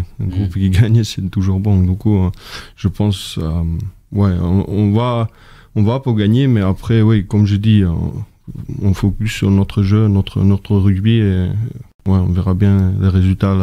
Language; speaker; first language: French; non-native, fluent; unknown